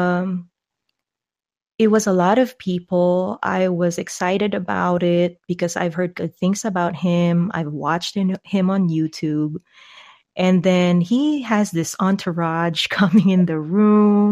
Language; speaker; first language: English; non-native, local second language; Filipino